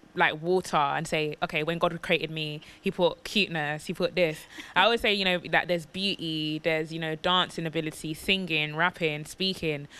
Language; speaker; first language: English; native; English